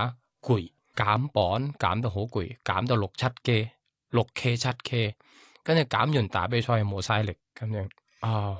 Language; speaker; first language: Cantonese; non-native, learner; Thai